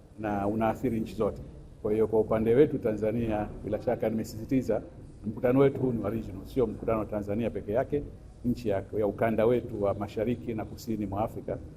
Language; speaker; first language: Swahili; native; Swahili